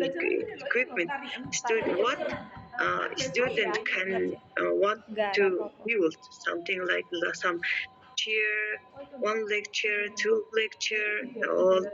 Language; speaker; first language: English; non-native, learner; Mongolian